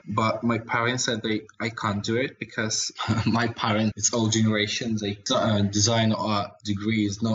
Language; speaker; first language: English; non-native, learner; Russian